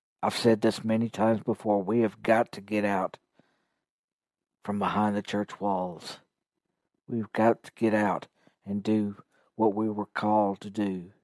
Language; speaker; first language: English; native; English